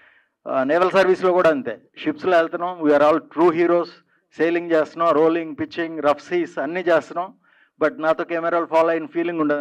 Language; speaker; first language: Telugu; native; Telugu